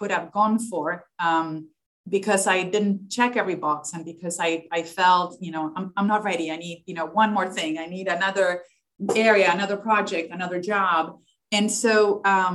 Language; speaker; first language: English; non-native, fluent; Spanish